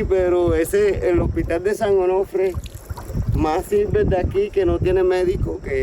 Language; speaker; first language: Spanish; native; Spanish